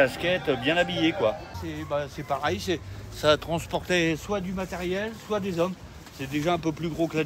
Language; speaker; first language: French; native; French